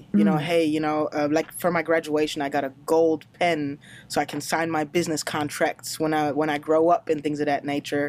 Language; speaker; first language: English; non-native, fluent; German